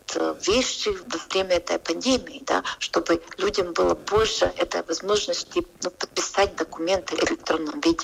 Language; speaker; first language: Russian; non-native, local second language; Latvian